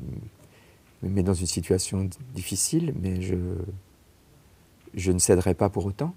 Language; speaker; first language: French; native; French